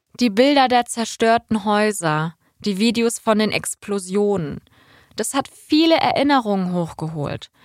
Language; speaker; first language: German; early bilingual, other home language; Persian